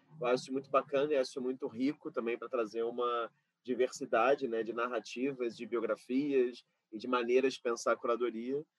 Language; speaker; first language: Portuguese; native; Portuguese